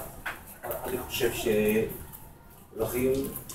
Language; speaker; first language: Hebrew; non-native, learner; Russian